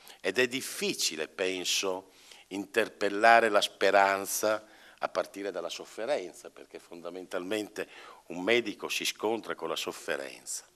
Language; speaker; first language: Italian; native; Italian